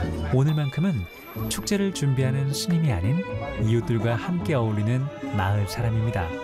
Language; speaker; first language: Korean; native; Korean